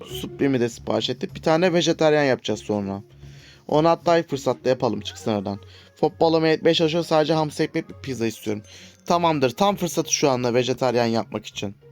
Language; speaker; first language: Turkish; native; Turkish